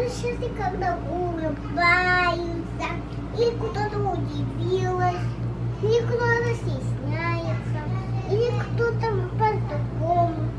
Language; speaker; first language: Russian; early bilingual, heritage; Russian